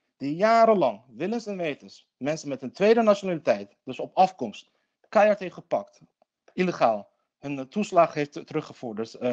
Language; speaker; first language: Dutch; early bilingual, other home language; Turkish